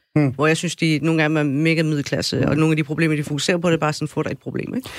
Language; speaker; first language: Danish; early bilingual, other home language; Persian